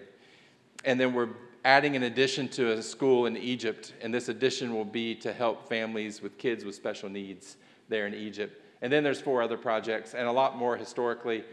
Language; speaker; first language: English; native; English